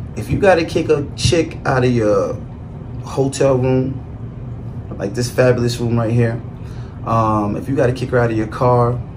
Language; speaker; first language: English; native; English